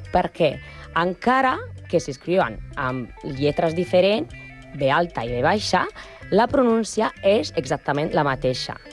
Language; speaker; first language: Catalan; non-native, learner; Spanish